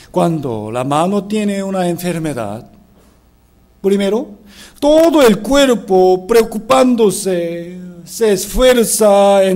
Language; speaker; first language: Spanish; non-native, fluent; Korean